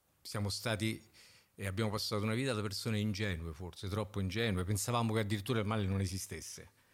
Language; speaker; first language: Italian; native; Italian